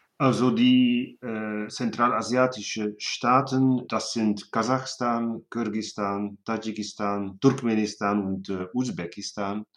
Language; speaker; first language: German; non-native, fluent; Dutch